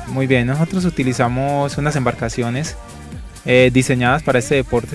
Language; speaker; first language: Spanish; native; Spanish